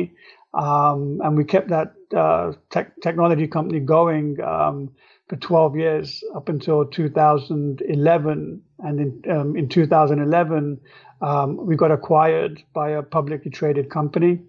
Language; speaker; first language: English; native; English